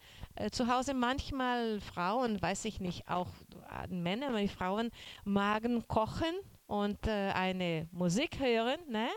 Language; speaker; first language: German; non-native, learner; Portuguese